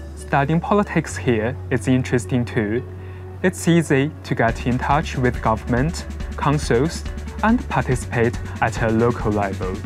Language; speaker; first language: English; non-native, fluent; Chinese